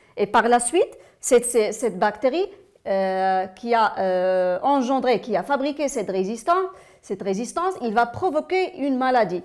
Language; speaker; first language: French; non-native, local second language; Arabic